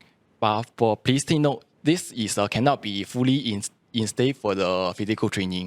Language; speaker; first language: English; non-native, local second language; Chinese